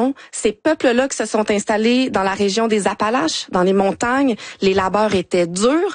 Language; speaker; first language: French; native; French